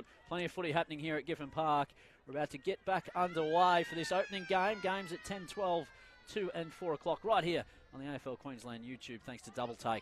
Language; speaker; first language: English; native; English